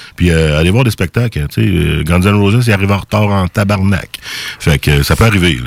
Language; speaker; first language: French; native; French